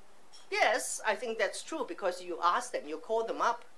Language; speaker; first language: English; non-native, local second language; Cantonese